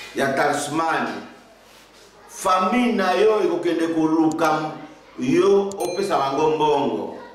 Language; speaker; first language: Lingala; non-native, local second language; Swahili